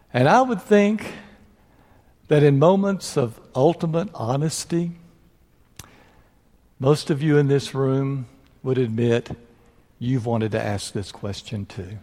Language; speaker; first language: English; native; English